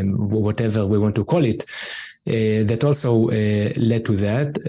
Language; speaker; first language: English; non-native, fluent; Hebrew